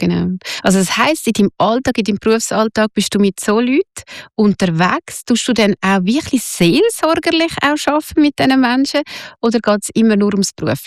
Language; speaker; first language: German; native; German